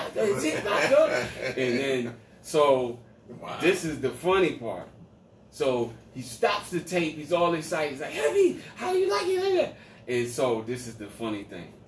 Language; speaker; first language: English; native; English